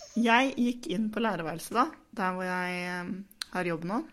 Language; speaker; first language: Norwegian; native; Norwegian